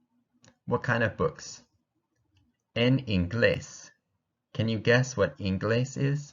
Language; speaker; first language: Spanish; non-native, fluent; English